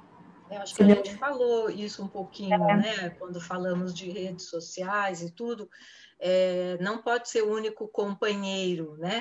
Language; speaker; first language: Portuguese; native; Portuguese